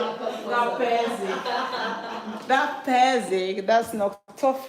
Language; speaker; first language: Dutch; non-native, fluent; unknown